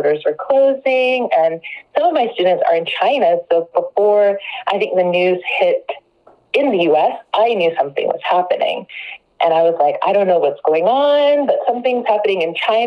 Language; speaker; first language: English; native; English